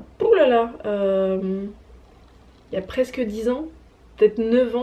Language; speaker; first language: French; native; French